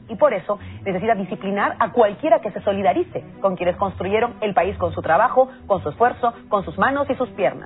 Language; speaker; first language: Spanish; native; Spanish